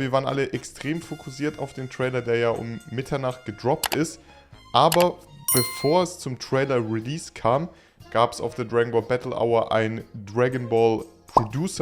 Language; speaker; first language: German; native; German